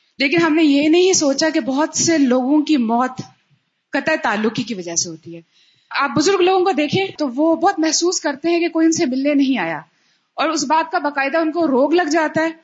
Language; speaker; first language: Urdu; native; Urdu